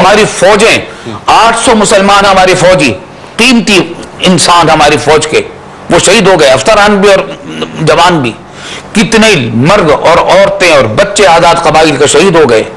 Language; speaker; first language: Urdu; native; Urdu